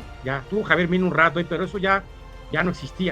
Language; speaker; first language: Spanish; native; Spanish